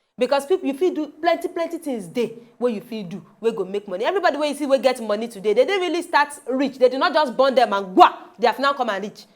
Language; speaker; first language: Nigerian Pidgin; non-native, local second language; Yoruba